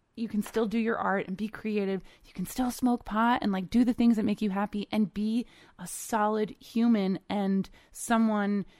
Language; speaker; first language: English; native; English